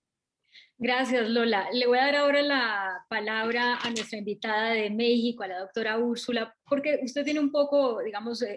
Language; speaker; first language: Spanish; native; Spanish